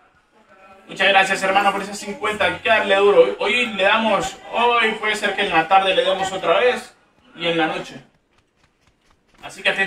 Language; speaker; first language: Spanish; native; Spanish